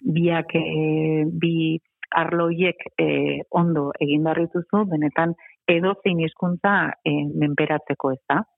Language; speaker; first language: Basque; native; Basque